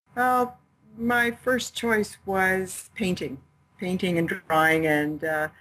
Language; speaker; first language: English; native; English